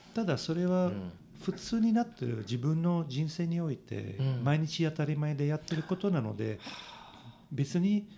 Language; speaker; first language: Japanese; non-native, fluent; Italian